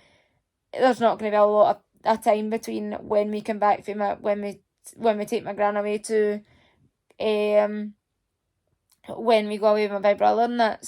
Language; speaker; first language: English; native; English